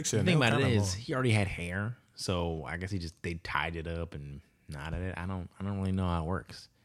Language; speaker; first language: English; native; English